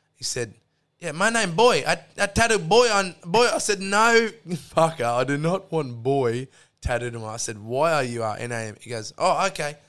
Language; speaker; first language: English; native; English